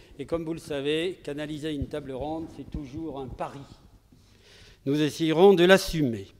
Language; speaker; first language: French; native; French